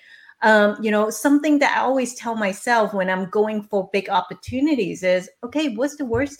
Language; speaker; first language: English; non-native, local second language; Cantonese